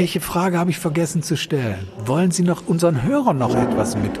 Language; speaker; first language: German; native; German